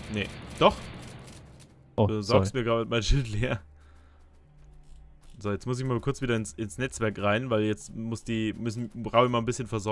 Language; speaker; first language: German; native; German